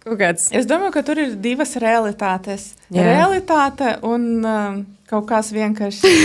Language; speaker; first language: Latvian; non-native, local second language; Russian